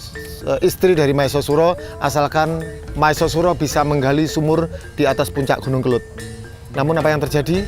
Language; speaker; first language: Indonesian; native; Indonesian